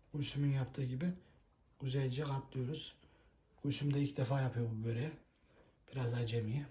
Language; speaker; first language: Turkish; early bilingual, heritage; Turkish